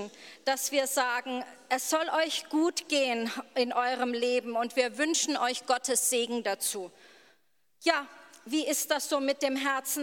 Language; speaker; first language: German; native; German